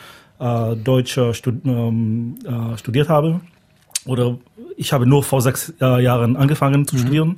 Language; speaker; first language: German; non-native, fluent; Hebrew